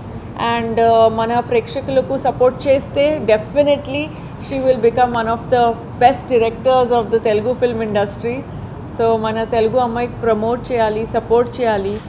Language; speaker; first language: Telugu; non-native, fluent; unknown